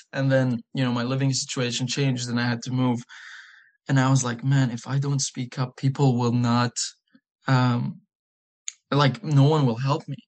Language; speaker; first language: English; non-native, fluent; Arabic